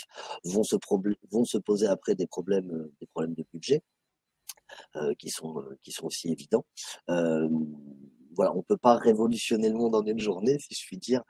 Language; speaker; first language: French; native; French